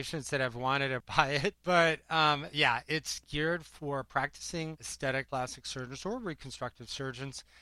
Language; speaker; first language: English; native; English